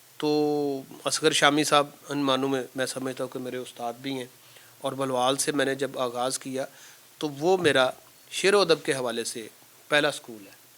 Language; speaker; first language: Urdu; non-native, local second language; Punjabi